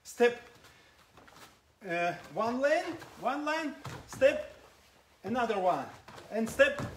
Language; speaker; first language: English; non-native, learner; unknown